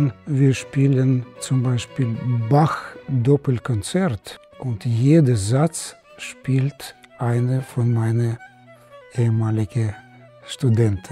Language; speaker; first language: German; non-native, learner; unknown